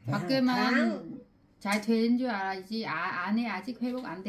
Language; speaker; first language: Korean; non-native, learner; Vietnamese